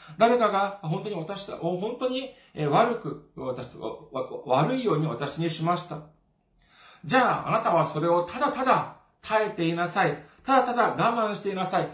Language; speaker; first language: Japanese; non-native, fluent; Korean